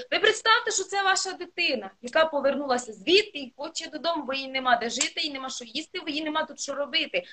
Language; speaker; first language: Ukrainian; non-native, local second language; Russian